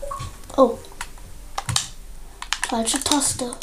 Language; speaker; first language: German; native; German